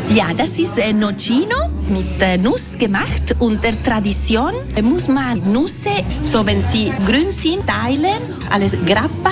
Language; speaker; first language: German; non-native, fluent; Italian